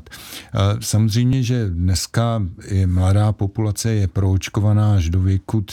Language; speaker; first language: Czech; native; Czech